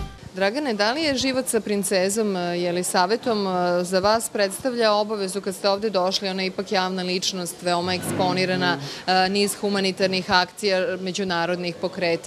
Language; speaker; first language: Serbian; native; Serbian